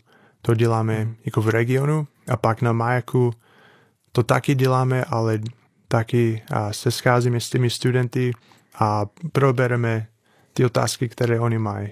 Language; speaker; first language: Czech; non-native, fluent; English